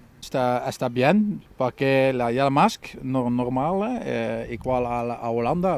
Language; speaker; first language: Spanish; non-native, learner; Dutch